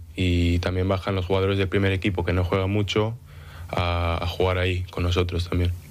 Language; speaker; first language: Spanish; early bilingual, other home language; English